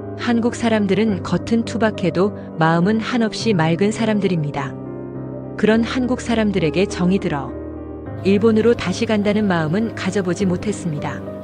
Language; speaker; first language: Korean; non-native, fluent; Japanese